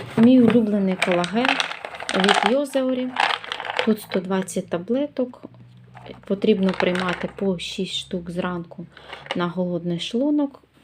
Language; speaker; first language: Ukrainian; native; Ukrainian